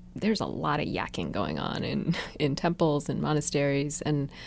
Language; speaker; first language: English; native; English